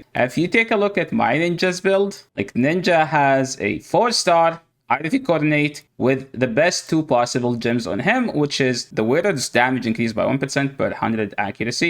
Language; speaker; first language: English; non-native, fluent; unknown